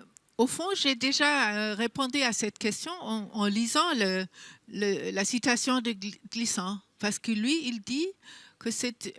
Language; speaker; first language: French; non-native, fluent; German